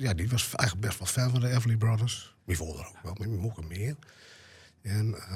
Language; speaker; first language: Dutch; native; Dutch